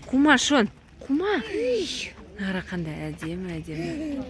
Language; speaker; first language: Kazakh; native; Kazakh